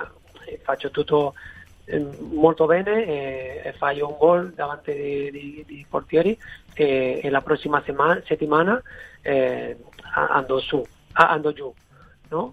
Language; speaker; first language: Italian; non-native, fluent; Spanish